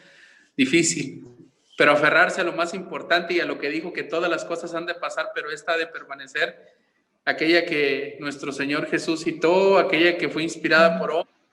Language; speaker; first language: Spanish; native; Spanish